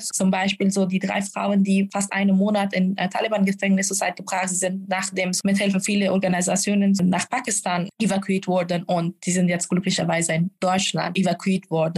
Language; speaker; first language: German; non-native, fluent; Persian